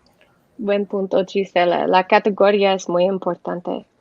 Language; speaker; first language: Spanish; non-native, learner; English